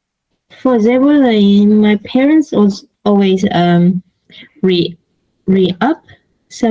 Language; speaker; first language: English; non-native, learner; Vietnamese